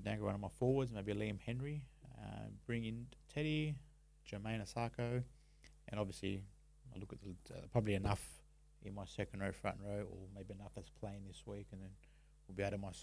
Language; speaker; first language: English; native; English